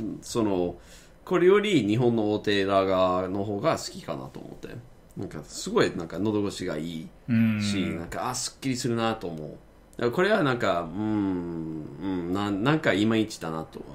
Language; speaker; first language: Japanese; non-native, fluent; English